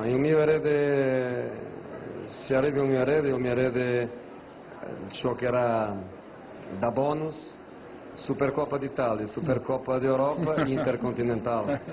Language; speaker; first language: Italian; non-native, fluent; Portuguese